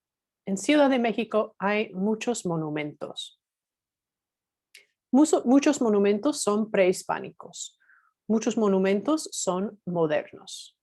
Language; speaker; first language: Spanish; non-native, fluent; English